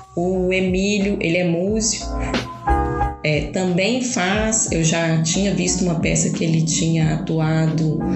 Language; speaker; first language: Portuguese; native; Portuguese